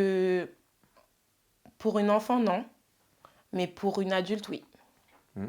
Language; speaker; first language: French; early bilingual, other home language; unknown